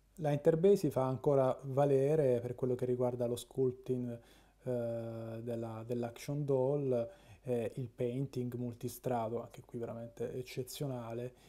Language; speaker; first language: Italian; native; Italian